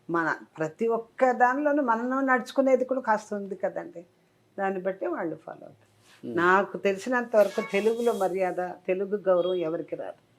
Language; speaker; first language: Telugu; native; Telugu